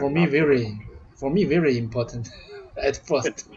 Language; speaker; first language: English; non-native, learner; Vietnamese